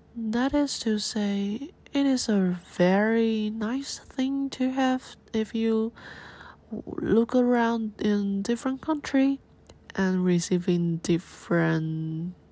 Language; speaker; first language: English; non-native, learner; Chinese